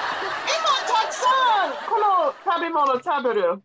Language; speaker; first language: Japanese; non-native, learner; English